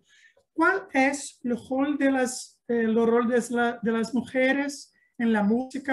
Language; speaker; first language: Spanish; non-native, learner; Portuguese